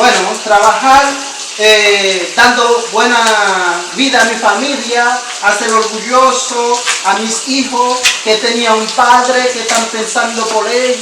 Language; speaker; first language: Spanish; non-native, learner; Haitian Creole